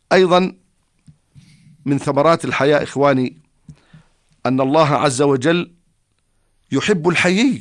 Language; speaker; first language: Arabic; native; Arabic